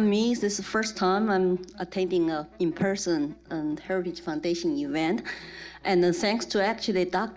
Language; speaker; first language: English; non-native, fluent; Chinese